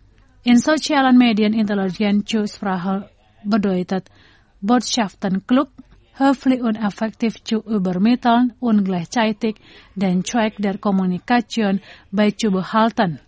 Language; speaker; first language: German; non-native, fluent; Indonesian